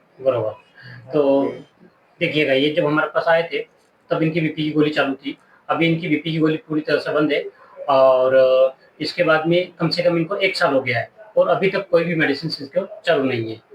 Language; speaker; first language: Hindi; native; Hindi